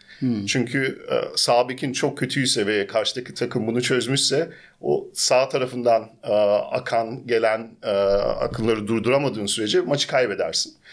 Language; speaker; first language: Turkish; early bilingual, heritage; Turkish